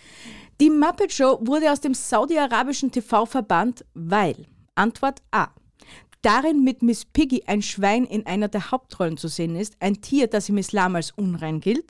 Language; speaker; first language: German; native; German